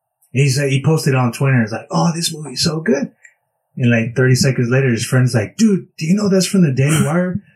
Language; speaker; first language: English; early bilingual, other home language; Spanish